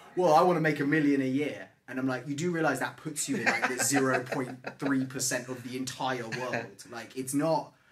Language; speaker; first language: English; native; English